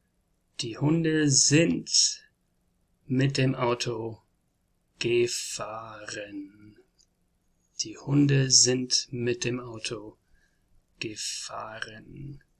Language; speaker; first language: German; non-native, learner; English